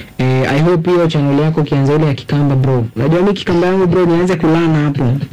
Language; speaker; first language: Swahili; native; Swahili